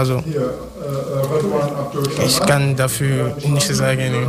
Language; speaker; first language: German; non-native, learner; French